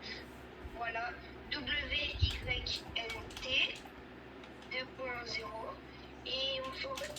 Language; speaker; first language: French; native; French